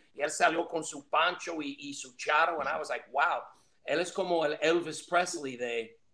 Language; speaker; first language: Spanish; non-native, fluent; English